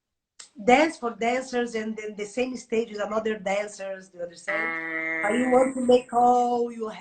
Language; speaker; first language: English; non-native, learner; Portuguese